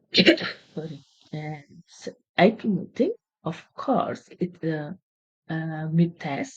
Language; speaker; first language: English; non-native, learner; Indonesian